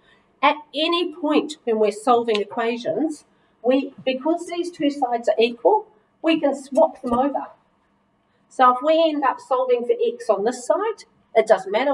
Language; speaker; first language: English; native; English